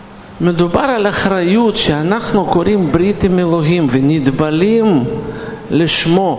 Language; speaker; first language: Hebrew; non-native, fluent; Russian